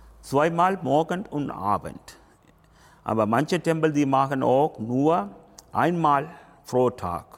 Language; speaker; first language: German; non-native, learner; Tamil